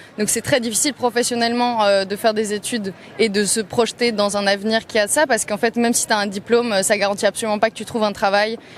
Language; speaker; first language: French; native; French